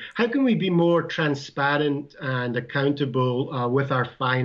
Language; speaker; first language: English; native; English